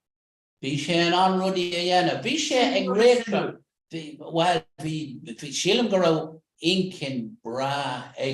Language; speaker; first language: Irish; non-native, local second language; English